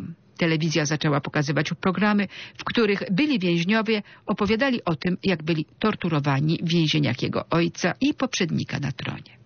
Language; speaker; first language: Polish; native; Polish